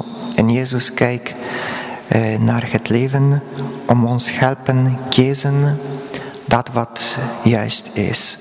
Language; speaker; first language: Dutch; non-native, fluent; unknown